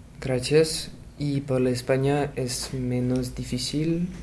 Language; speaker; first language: Spanish; non-native, learner; French